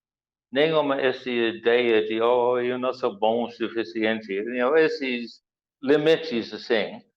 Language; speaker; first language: Portuguese; non-native, learner; English